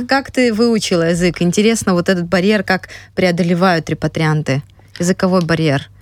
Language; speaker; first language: Russian; native; Russian